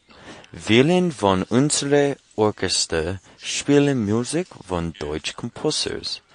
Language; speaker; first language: German; non-native, learner; English